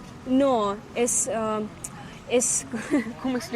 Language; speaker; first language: Spanish; non-native, fluent; Russian